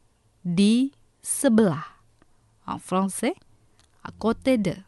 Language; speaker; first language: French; non-native, fluent; Indonesian